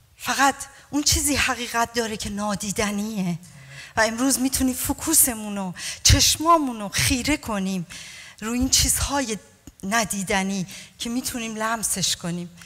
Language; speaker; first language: Persian; native; Persian